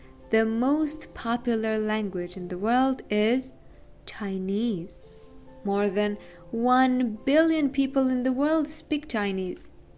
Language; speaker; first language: English; non-native, fluent; Persian